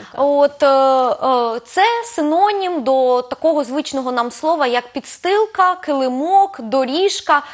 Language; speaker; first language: Ukrainian; native; Ukrainian